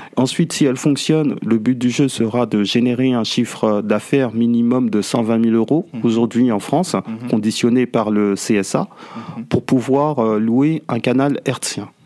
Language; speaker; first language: French; native; French